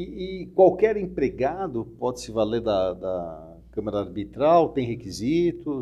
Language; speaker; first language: Portuguese; native; Portuguese